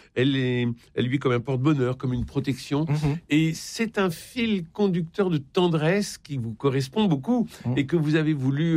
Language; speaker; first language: French; native; French